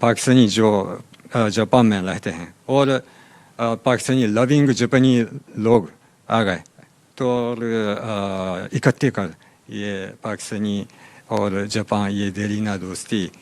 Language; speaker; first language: Hindi; non-native, learner; Japanese